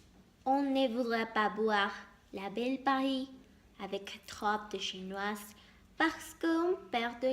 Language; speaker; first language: French; non-native, learner; Spanish